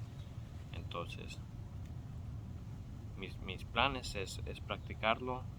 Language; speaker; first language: Spanish; early bilingual, heritage; Spanish